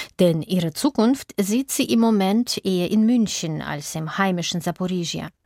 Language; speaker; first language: German; native; German